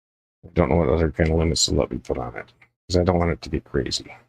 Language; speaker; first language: English; native; English